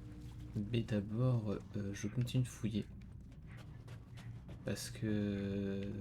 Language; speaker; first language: French; native; French